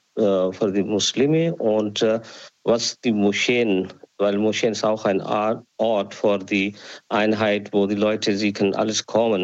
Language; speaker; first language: German; non-native, learner; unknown